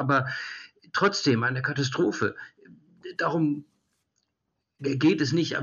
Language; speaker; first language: German; early bilingual, heritage; German